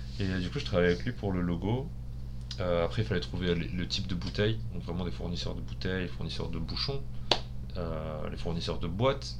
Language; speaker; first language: French; early bilingual, other home language; Spanish